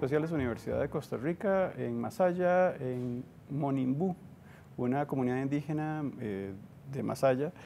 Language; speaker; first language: Spanish; native; Spanish